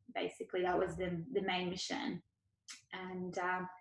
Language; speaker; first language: English; early bilingual, other home language; Ukrainian